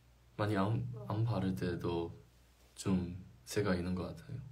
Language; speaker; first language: Korean; non-native, fluent; Chinese